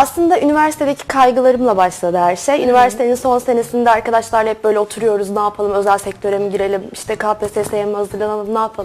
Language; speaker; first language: Turkish; native; Turkish